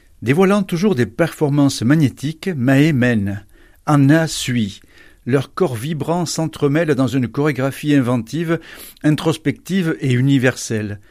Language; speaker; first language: French; native; French